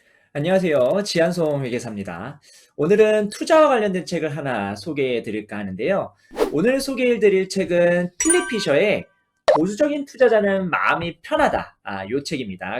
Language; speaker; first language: Korean; native; Korean